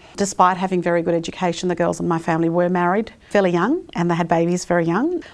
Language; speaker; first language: English; early bilingual, other home language; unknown